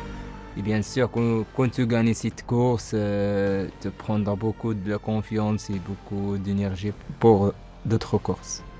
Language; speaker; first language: French; non-native, local second language; Arabic